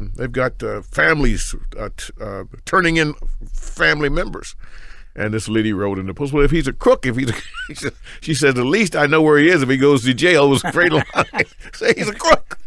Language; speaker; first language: English; native; English